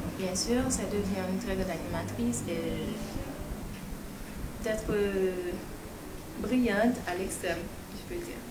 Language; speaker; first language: French; non-native, local second language; Haitian Creole